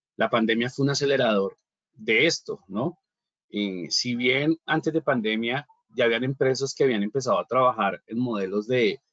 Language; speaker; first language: Spanish; native; Spanish